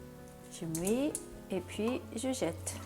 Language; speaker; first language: French; non-native, learner; Japanese